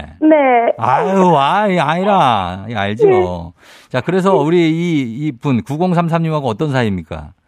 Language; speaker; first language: Korean; native; Korean